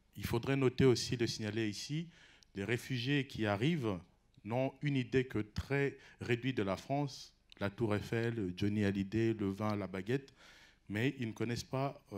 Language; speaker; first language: French; non-native, local second language; Lingala